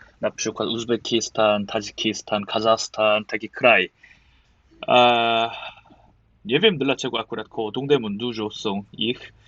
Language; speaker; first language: Polish; non-native, learner; Korean